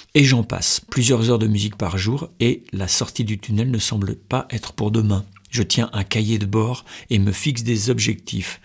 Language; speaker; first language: French; native; French